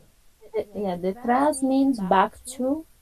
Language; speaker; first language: English; non-native, fluent; Spanish